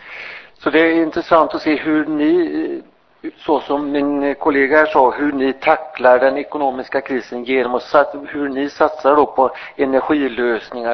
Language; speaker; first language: Swedish; native; Swedish